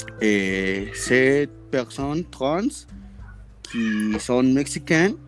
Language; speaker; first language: French; non-native, learner; Spanish